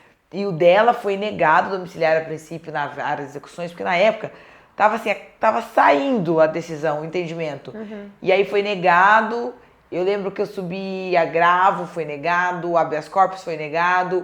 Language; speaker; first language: Portuguese; native; Portuguese